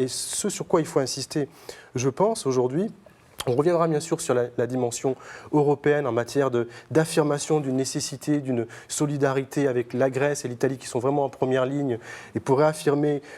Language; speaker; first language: French; native; French